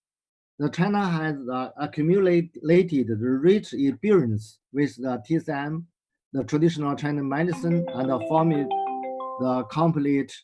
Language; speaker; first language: English; non-native, learner; Chinese